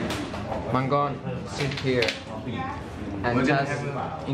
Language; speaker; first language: English; non-native, learner; Thai